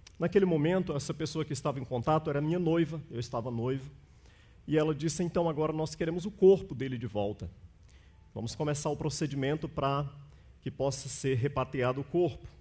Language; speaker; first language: Portuguese; native; Portuguese